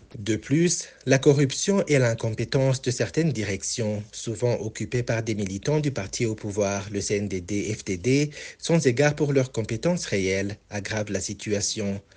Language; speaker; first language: French; non-native, local second language; Rundi